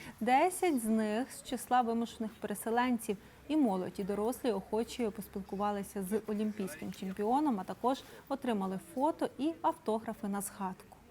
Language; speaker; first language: Ukrainian; native; Ukrainian